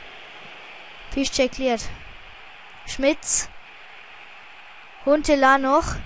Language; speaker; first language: German; native; German